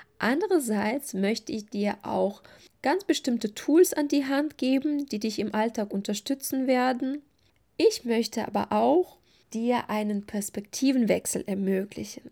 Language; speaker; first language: German; non-native, fluent; Russian